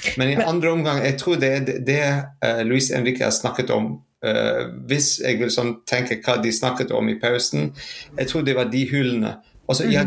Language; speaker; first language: Norwegian; non-native, fluent; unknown